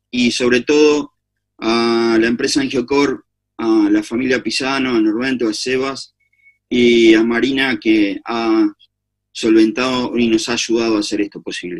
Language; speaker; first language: Spanish; native; Spanish